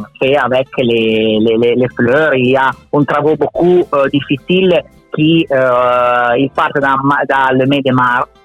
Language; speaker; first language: French; non-native, learner; Italian